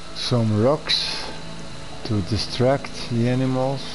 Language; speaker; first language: English; non-native, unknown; Dutch